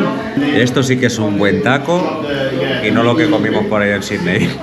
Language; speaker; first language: Spanish; native; Spanish